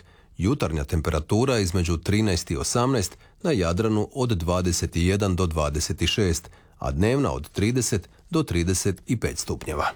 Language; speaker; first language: Serbian; native; Serbian